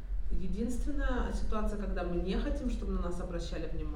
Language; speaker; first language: Russian; native; Russian